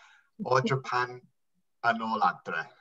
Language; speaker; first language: Welsh; non-native, fluent; English